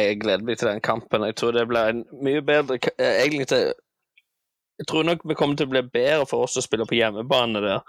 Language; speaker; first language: Norwegian; native; Norwegian